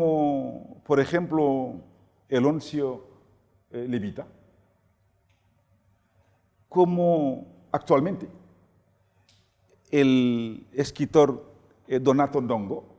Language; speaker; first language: Spanish; non-native, fluent; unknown